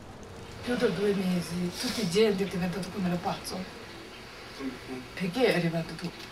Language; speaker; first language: Italian; non-native, learner; Tibetan